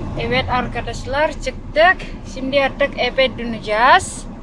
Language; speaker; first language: Turkish; non-native, learner; Indonesian